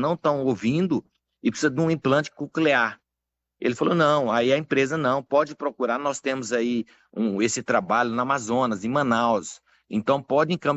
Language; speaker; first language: Portuguese; native; Portuguese